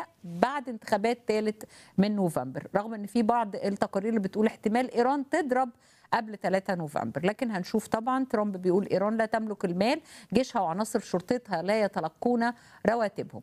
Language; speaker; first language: Arabic; native; Arabic